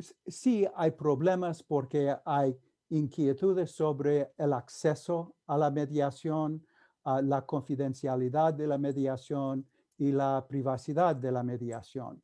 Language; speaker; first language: Spanish; non-native, fluent; English